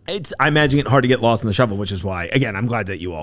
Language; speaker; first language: English; native; English